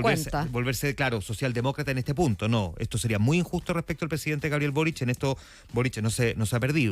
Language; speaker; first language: Spanish; native; Spanish